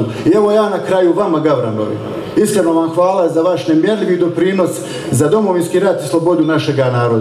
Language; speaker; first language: Croatian; native; Croatian